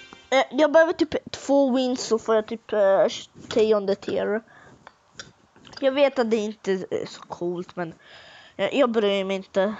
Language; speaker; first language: Swedish; early bilingual, other home language; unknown